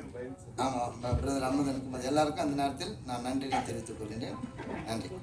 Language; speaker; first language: Tamil; native; Tamil